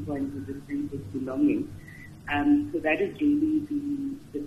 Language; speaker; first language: English; non-native, local second language; Xhosa